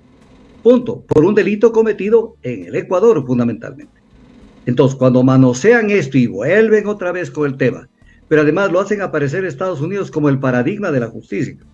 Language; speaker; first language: Spanish; native; Spanish